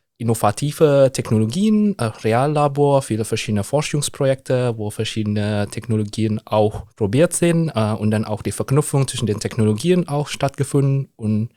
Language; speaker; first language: German; non-native, fluent; Indonesian